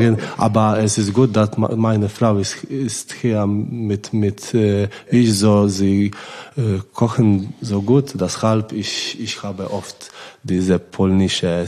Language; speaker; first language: German; non-native, learner; Polish